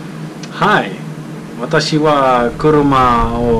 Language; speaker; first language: Japanese; non-native, learner; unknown